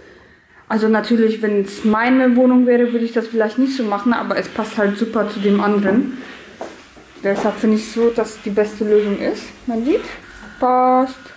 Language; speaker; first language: German; early bilingual, other home language; Polish